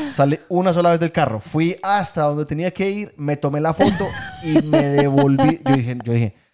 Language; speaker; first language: Spanish; native; Spanish